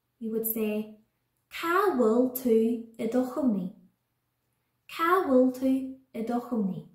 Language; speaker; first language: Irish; non-native, local second language; English